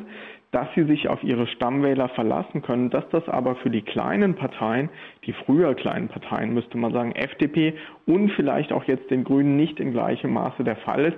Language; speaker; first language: German; native; German